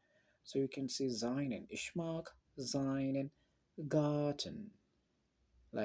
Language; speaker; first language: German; non-native, learner; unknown